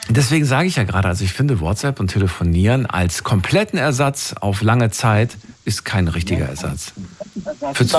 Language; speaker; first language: German; native; German